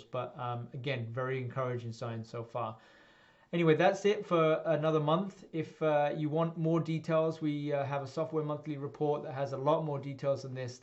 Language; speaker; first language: English; native; English